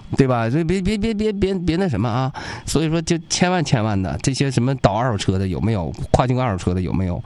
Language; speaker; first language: Chinese; native; Chinese